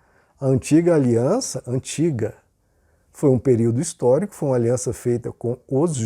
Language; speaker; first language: Portuguese; native; Portuguese